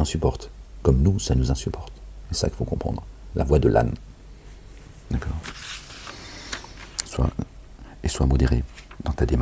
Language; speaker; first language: French; native; French